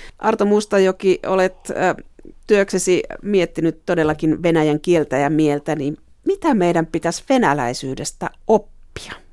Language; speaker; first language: Finnish; native; Finnish